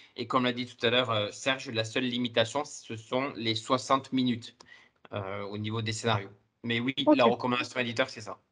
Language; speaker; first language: French; native; French